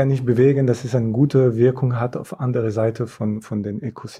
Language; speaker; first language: German; non-native, fluent; French